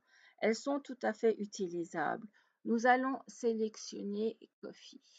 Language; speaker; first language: French; native; French